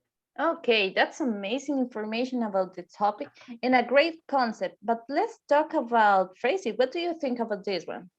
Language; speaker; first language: English; non-native, fluent; Spanish